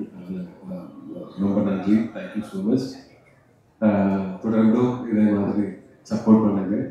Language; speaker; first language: Tamil; non-native, learner; Malayalam